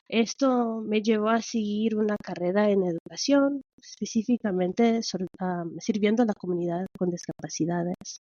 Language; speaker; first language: Spanish; early bilingual, heritage; Spanish